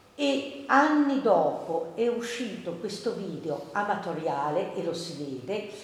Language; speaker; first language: Italian; non-native, fluent; Hungarian